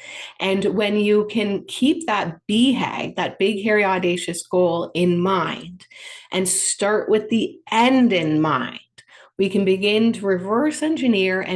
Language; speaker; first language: English; native; English